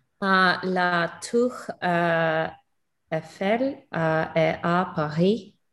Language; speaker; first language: French; non-native, learner; English